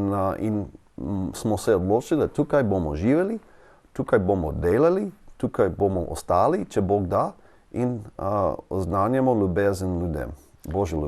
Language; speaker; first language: Slovenian; non-native, learner; English